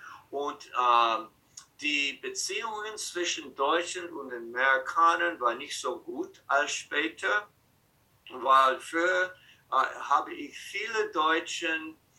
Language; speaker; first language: German; non-native, fluent; English